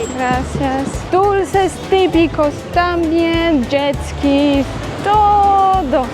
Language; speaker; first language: Spanish; non-native, fluent; Polish